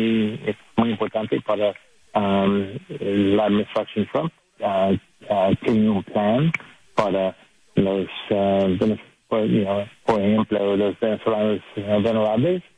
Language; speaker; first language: Spanish; non-native, learner; English